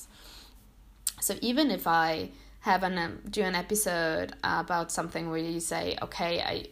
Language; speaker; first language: English; non-native, fluent; German